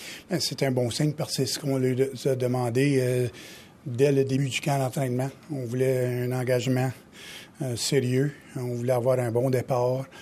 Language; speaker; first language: French; native; French